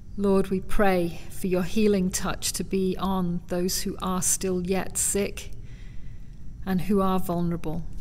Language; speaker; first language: English; native; English